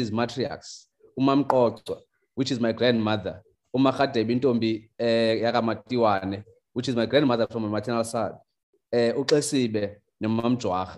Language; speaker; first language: English; non-native, local second language; Xhosa